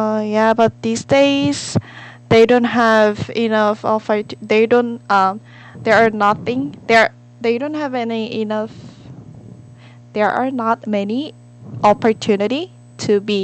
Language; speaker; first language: English; non-native, learner; Korean